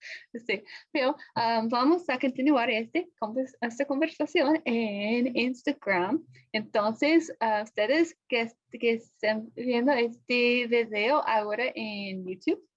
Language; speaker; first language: Spanish; non-native, fluent; English